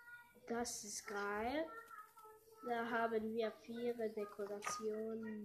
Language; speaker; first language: German; non-native, learner; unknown